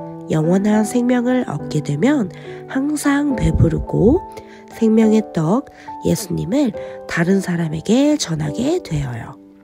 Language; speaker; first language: Korean; native; Korean